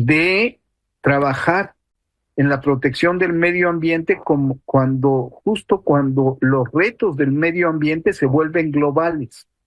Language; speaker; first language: Spanish; native; Spanish